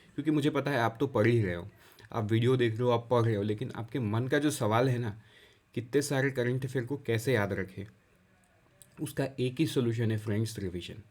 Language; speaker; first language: Hindi; non-native, local second language; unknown